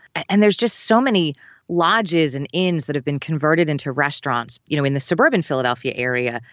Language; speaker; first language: English; native; English